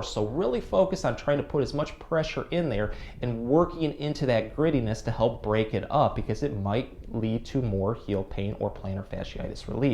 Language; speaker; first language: English; native; English